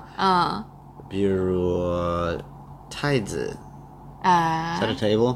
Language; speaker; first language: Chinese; non-native, learner; English